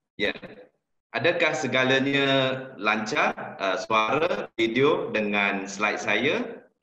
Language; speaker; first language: Malay; non-native, local second language; Chinese